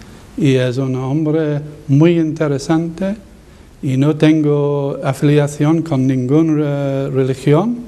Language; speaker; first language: Spanish; non-native, learner; English